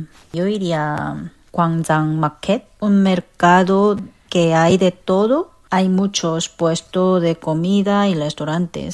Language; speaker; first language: Spanish; non-native, fluent; Korean